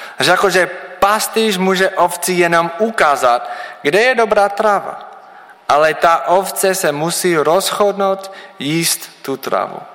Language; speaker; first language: Czech; non-native, learner; English